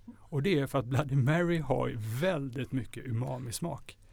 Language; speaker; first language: Swedish; native; Swedish